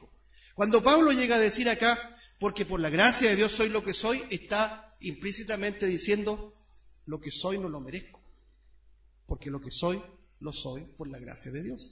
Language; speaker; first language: Spanish; native; Spanish